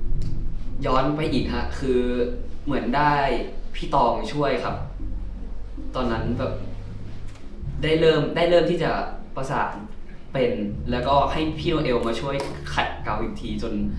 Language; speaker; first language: Thai; native; Thai